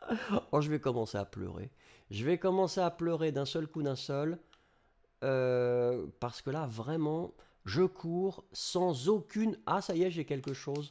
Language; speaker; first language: French; native; French